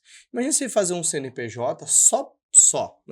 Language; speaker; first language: Portuguese; native; Portuguese